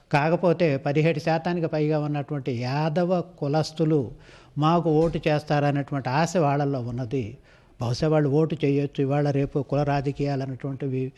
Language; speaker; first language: Telugu; native; Telugu